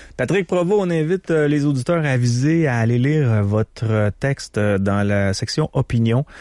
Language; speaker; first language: French; native; French